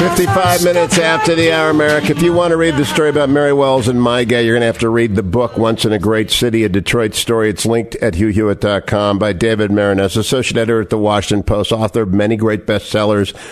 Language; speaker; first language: English; native; English